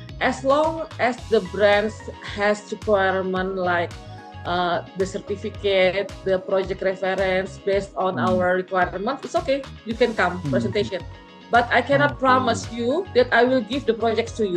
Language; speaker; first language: English; non-native, fluent; Indonesian